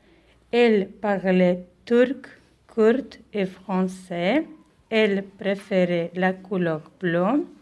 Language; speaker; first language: French; non-native, learner; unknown